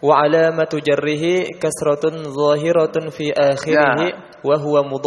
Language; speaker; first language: Arabic; non-native, learner; Indonesian